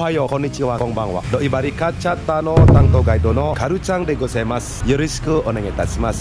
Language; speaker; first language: Japanese; non-native, learner; Indonesian